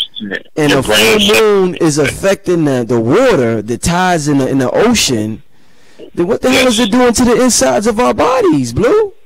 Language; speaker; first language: English; native; English